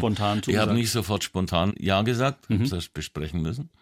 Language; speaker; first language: German; native; German